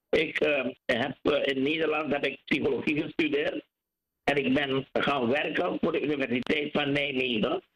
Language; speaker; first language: Dutch; native; Dutch